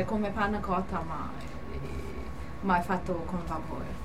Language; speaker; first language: Italian; non-native, learner; Cantonese